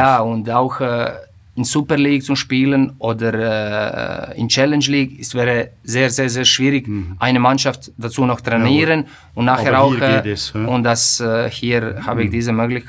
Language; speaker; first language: German; non-native, fluent; Croatian